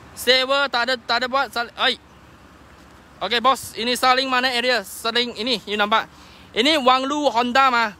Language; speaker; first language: Malay; non-native, local second language; Chinese